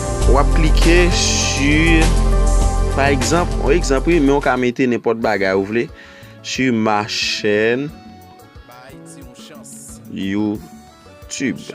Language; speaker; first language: French; non-native, learner; Haitian Creole